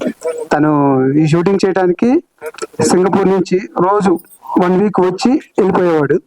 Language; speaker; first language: Telugu; native; Telugu